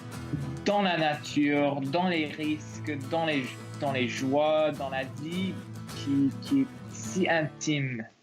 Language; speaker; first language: French; non-native, local second language; English